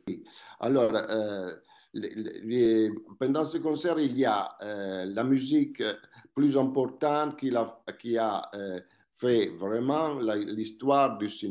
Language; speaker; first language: French; non-native, fluent; Italian